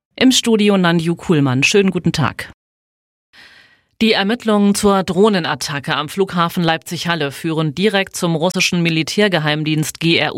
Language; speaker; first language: German; native; German